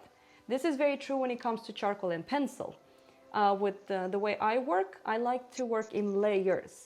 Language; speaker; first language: English; non-native, fluent; Romanian